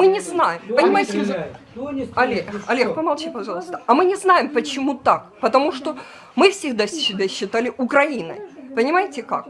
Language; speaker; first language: Russian; native; Russian